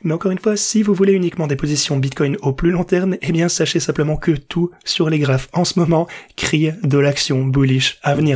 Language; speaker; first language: French; native; French